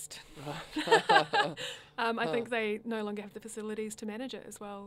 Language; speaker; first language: English; native; English